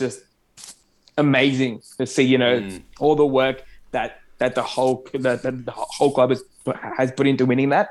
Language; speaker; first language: English; non-native, local second language; Arabic